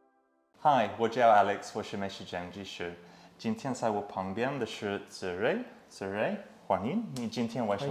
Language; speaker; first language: Chinese; non-native, learner; English